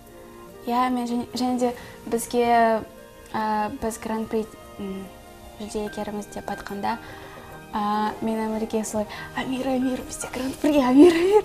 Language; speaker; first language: Kazakh; non-native, local second language; Russian